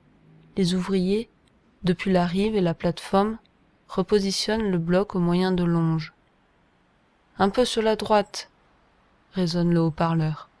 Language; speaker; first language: French; native; French